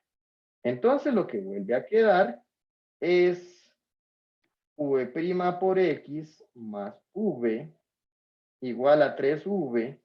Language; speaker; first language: Spanish; native; Spanish